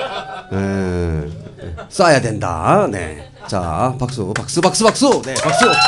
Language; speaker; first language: Korean; native; Korean